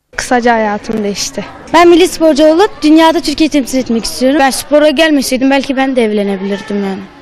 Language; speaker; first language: Turkish; native; Turkish